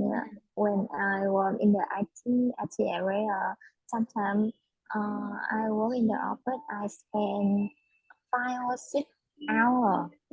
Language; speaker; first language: English; non-native, learner; Vietnamese